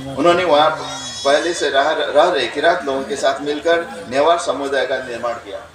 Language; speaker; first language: Hindi; non-native, fluent; Newari